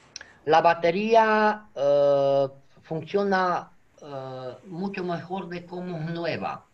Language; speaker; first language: Spanish; non-native, fluent; Romanian